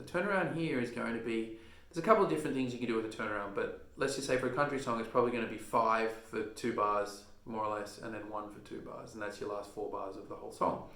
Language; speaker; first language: English; native; English